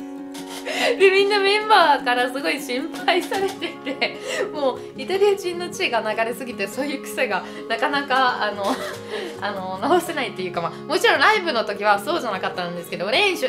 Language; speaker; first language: Japanese; non-native, fluent; Italian